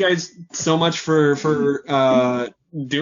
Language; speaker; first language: English; native; English